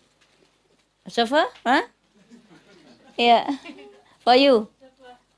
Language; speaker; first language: French; non-native, learner; Vietnamese